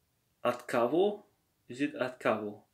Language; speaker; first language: Russian; non-native, learner; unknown